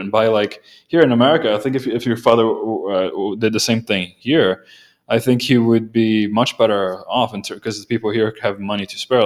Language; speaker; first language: English; non-native, fluent; Portuguese